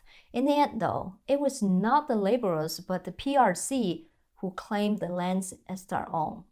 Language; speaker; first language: English; non-native, fluent; Chinese